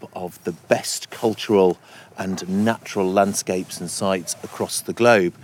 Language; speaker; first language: English; native; English